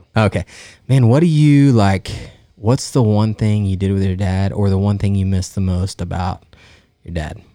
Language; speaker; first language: English; native; English